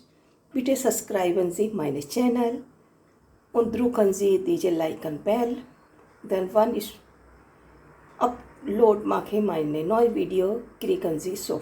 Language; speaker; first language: German; non-native, learner; Hindi